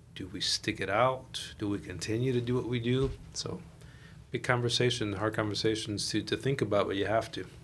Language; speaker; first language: English; native; English